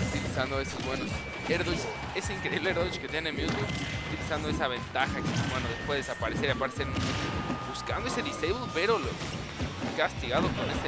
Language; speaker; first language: Spanish; native; Spanish